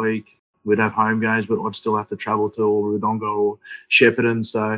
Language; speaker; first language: English; native; English